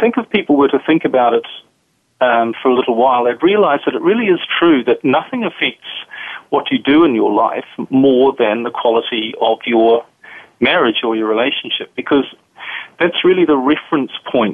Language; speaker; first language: English; native; English